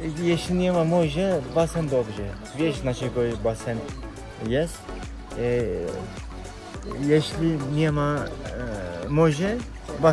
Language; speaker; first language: Polish; non-native, learner; Turkish